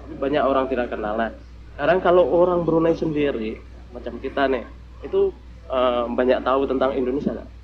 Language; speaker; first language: Indonesian; native; Indonesian